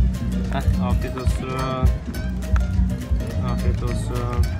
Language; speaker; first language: Turkish; native; Turkish